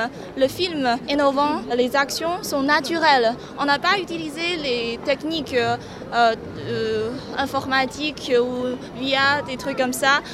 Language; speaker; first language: French; non-native, fluent; Chinese